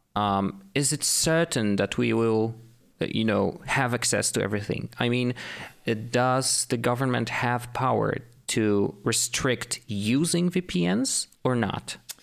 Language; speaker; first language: English; non-native, fluent; Polish